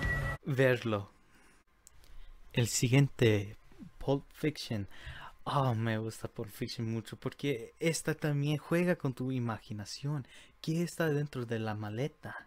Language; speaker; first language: Spanish; early bilingual, heritage; Spanish